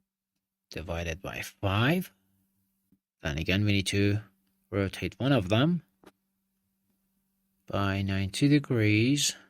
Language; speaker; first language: English; non-native, fluent; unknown